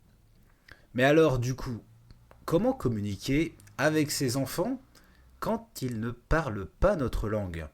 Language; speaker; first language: French; native; French